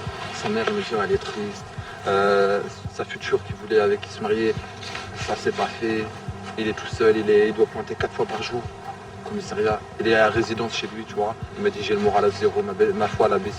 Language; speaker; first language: French; native; French